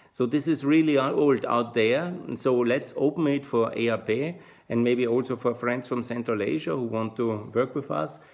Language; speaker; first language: English; non-native, fluent; German